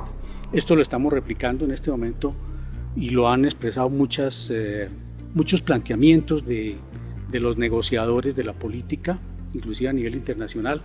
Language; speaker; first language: Spanish; native; Spanish